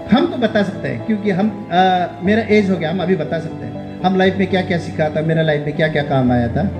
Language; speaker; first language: Hindi; non-native, local second language; Nyishi